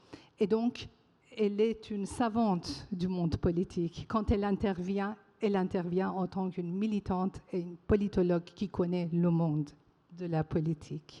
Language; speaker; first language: French; non-native, fluent; Persian